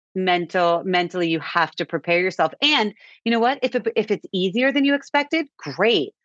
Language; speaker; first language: English; native; English